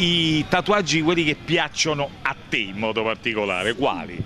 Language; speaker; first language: Italian; native; Italian